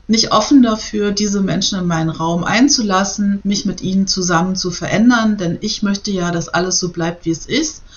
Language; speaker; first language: German; native; German